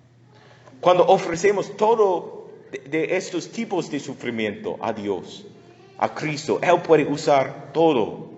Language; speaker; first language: Spanish; non-native, fluent; English